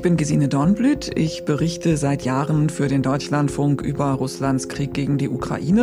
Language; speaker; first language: German; native; German